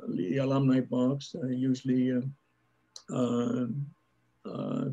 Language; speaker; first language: English; native; English